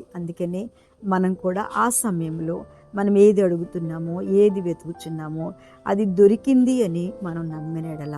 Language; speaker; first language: Telugu; native; Telugu